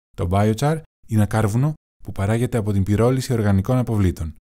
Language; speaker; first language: Greek; non-native, learner; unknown